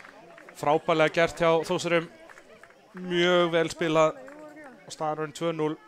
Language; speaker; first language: Icelandic; native; Icelandic